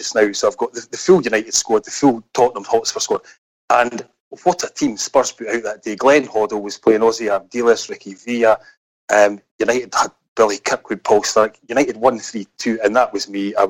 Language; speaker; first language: English; native; English